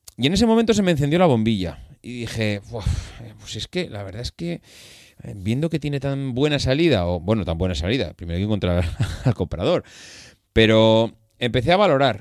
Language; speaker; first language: Spanish; native; Spanish